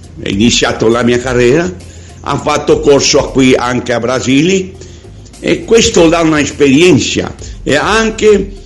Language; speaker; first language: Italian; non-native, learner; Portuguese